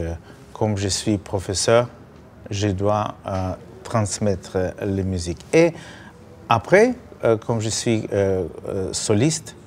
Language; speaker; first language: French; non-native, learner; Russian